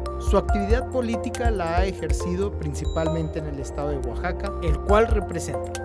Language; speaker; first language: Spanish; native; Spanish